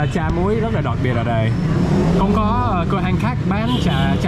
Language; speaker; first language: Vietnamese; early bilingual, heritage; Vietnamese